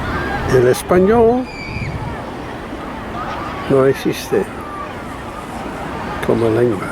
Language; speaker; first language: Spanish; non-native, fluent; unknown